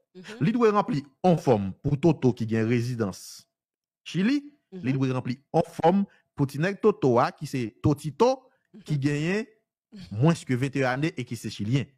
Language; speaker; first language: French; non-native, local second language; Haitian Creole